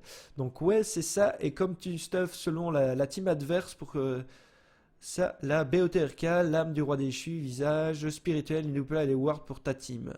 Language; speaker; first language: French; native; French